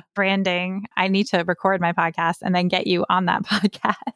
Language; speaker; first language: English; early bilingual, other home language; Polish